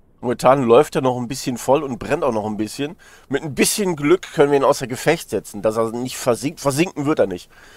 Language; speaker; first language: German; native; German